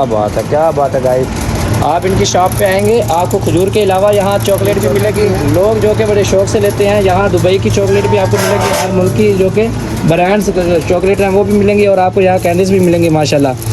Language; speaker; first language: Hindi; native; Hindi